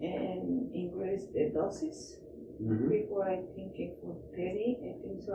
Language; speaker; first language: English; non-native, learner; Spanish